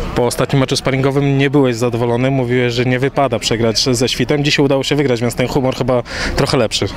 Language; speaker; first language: Polish; native; Polish